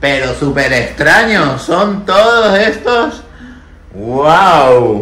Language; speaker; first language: Spanish; native; Spanish